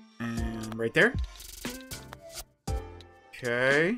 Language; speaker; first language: English; native; English